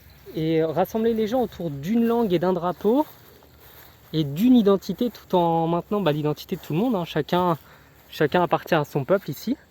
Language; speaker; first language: French; native; French